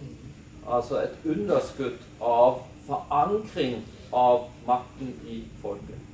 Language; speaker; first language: Norwegian; non-native, fluent; German